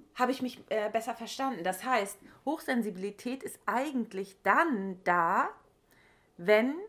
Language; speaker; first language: German; native; German